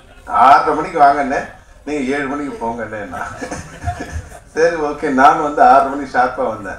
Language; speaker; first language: Tamil; native; Tamil